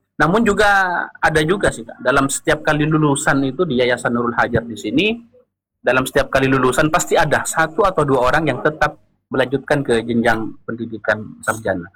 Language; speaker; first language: Indonesian; non-native, local second language; Madurese